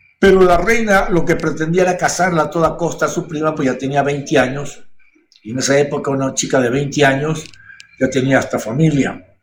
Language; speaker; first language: Spanish; native; Spanish